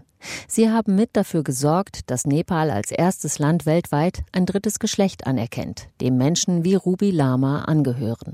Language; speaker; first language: German; native; German